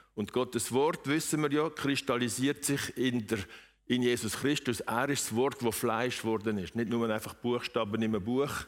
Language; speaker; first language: German; native; German